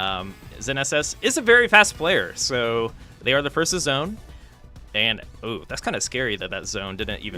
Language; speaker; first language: English; native; English